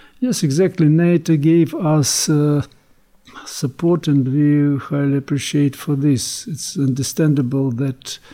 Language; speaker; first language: English; non-native, learner; Ukrainian